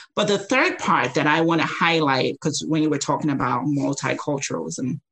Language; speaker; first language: English; non-native, local second language; Yoruba